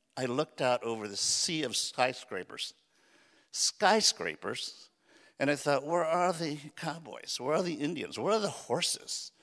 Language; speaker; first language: English; early bilingual, other home language; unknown